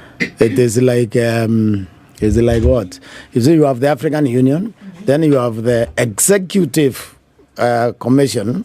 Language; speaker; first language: English; non-native, local second language; Meru